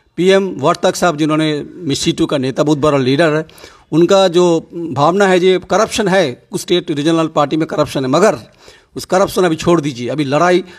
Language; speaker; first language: Hindi; non-native, local second language; Bangla